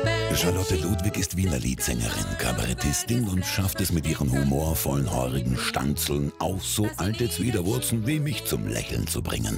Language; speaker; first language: German; native; German